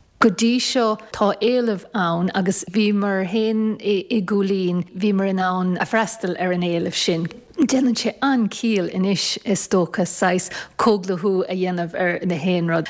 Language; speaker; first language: Irish; native; Irish